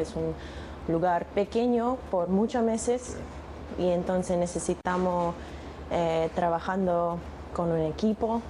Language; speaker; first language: Spanish; non-native, learner; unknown